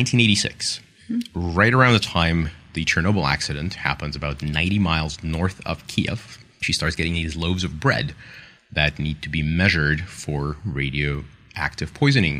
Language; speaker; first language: English; non-native, fluent; Ukrainian